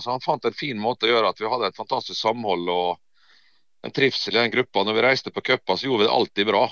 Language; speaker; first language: Norwegian; native; Norwegian